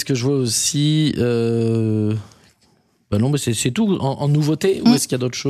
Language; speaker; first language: French; native; French